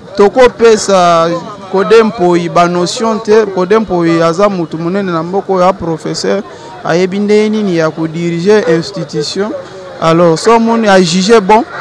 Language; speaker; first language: Lingala; native; Lingala